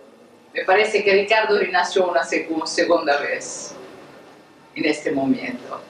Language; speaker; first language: Spanish; non-native, learner; Italian